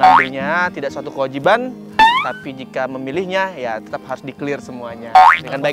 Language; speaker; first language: Indonesian; native; Indonesian